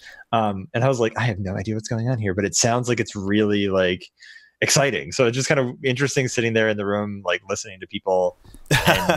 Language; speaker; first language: English; native; English